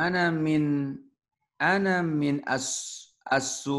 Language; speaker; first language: Arabic; non-native, learner; Indonesian